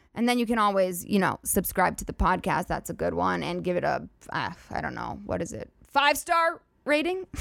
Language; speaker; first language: English; native; English